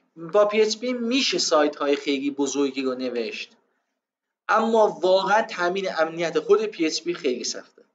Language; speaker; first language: Persian; non-native, local second language; Azerbaijani